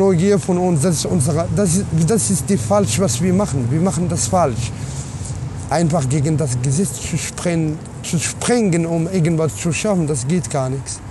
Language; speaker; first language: German; non-native, learner; Arabic